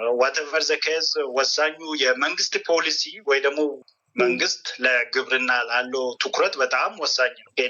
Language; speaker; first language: Amharic; non-native, local second language; Oromo